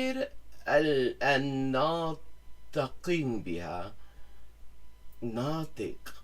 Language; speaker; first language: Arabic; non-native, learner; English